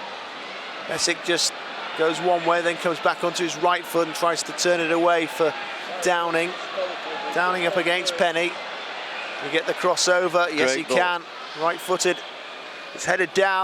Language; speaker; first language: English; native; English